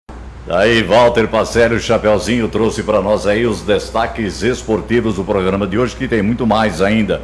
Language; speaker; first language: Portuguese; native; Portuguese